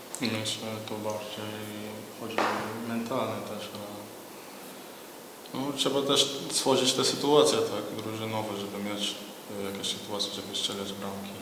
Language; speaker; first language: Polish; non-native, fluent; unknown